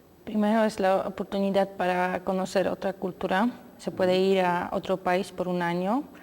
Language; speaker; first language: Spanish; non-native, learner; Polish